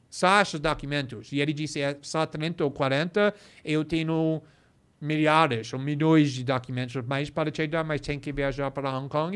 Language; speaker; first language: Portuguese; non-native, fluent; English